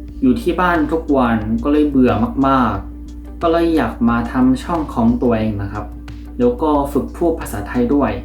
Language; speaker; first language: Thai; non-native, fluent; Korean